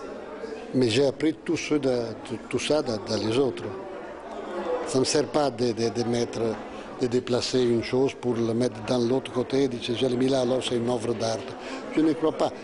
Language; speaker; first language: French; non-native, fluent; Italian